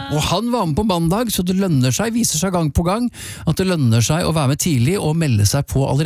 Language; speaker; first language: Norwegian; native; Norwegian